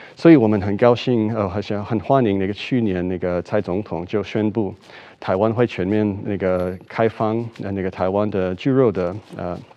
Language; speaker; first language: Chinese; non-native, fluent; English